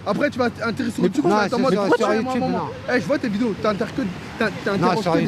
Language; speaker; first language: French; native; French